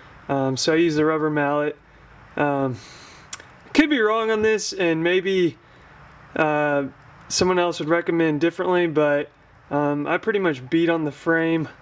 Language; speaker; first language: English; native; English